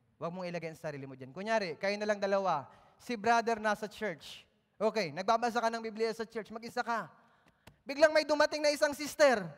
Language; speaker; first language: Filipino; native; Filipino